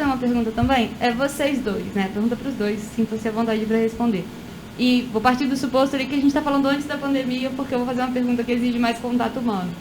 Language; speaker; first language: Portuguese; native; Portuguese